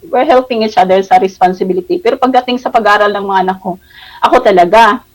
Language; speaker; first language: Filipino; non-native, local second language; Cebuano